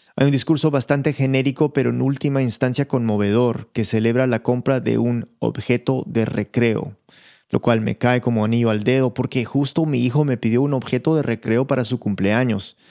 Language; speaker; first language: Spanish; early bilingual, heritage; Spanish